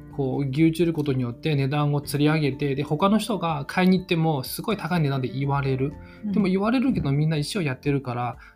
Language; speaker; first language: Japanese; non-native, fluent; Chinese